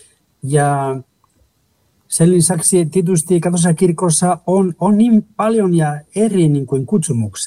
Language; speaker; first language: Finnish; non-native, fluent; Spanish